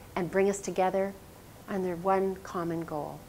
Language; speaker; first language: English; native; English